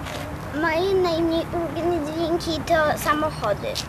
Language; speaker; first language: Polish; native; Polish